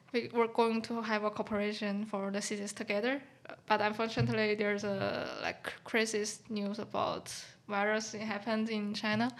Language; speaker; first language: English; non-native, fluent; Chinese